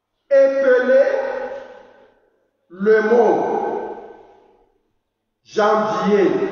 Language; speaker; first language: French; non-native, fluent; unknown